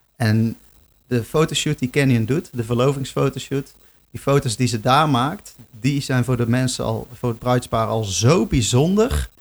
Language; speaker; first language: Dutch; native; Dutch